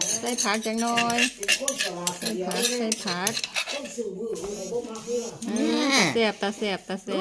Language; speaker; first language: Thai; non-native, local second language; Northeastern Thai